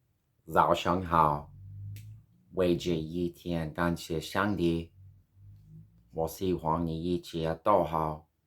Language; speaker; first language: Chinese; non-native, learner; English